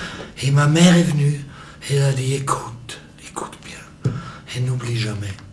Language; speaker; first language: French; non-native, local second language; German